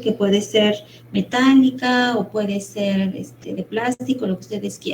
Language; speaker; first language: Spanish; native; Spanish